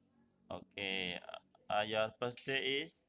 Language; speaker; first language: English; non-native, fluent; Indonesian